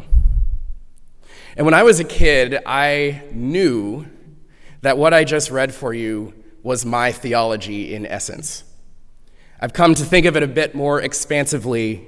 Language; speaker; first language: English; native; English